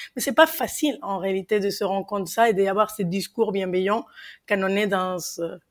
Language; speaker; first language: French; non-native, fluent; Spanish